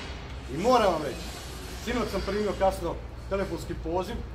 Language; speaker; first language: Croatian; native; Croatian